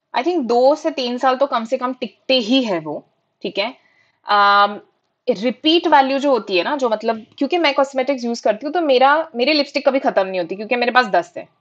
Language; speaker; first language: Hindi; non-native, local second language; Marathi